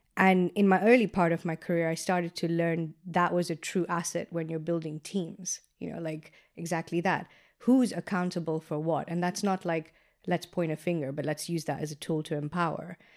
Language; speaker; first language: English; non-native, local second language; Gujarati